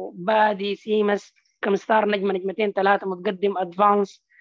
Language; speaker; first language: Arabic; native; Arabic